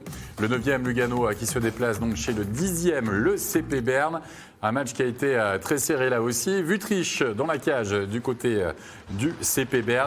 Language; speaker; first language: French; native; French